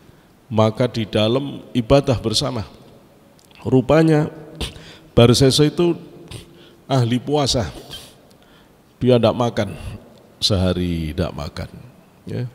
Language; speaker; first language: Indonesian; native; Indonesian